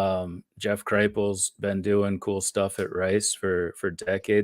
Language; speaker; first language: English; native; English